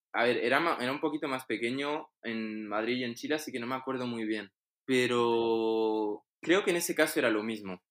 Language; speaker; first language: Spanish; non-native, fluent; Arabic